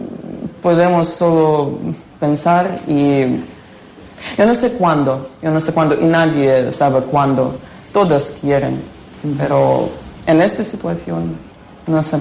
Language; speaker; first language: Spanish; non-native, learner; Ukrainian